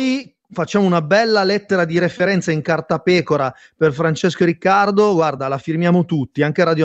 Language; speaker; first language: Italian; native; Italian